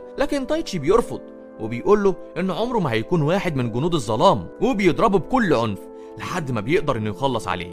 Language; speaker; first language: Arabic; native; Arabic